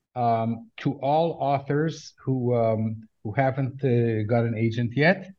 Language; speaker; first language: English; native; English